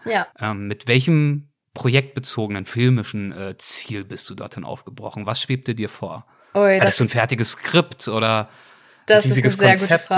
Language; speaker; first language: German; native; German